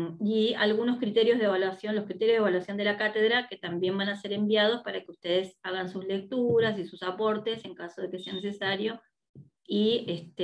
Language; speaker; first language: Spanish; native; Spanish